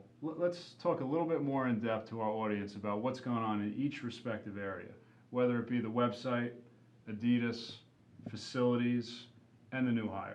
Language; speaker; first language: English; native; English